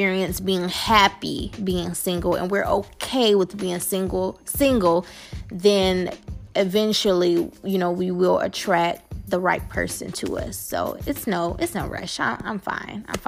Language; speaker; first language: English; native; English